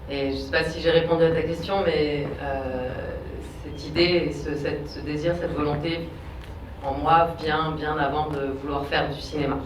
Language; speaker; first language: French; native; French